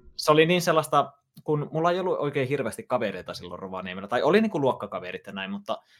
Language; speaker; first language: Finnish; native; Finnish